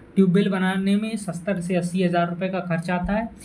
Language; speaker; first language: Hindi; native; Hindi